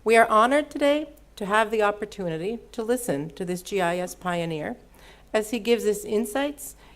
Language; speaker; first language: English; non-native, fluent; Latvian